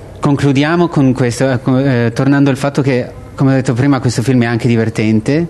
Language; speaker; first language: Italian; native; Italian